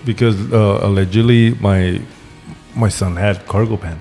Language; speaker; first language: English; early bilingual, other home language; Spanish